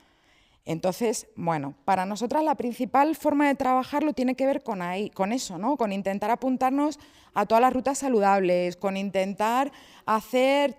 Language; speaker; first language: Spanish; native; Spanish